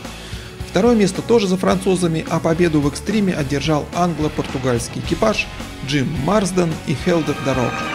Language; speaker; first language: Russian; native; Russian